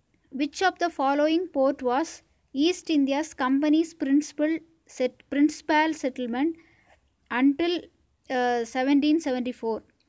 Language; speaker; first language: English; non-native, local second language; Tamil